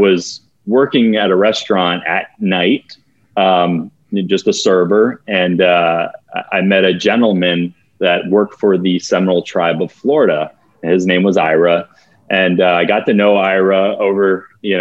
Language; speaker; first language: English; native; English